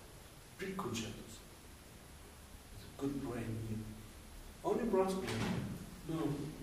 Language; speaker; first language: English; non-native, learner; German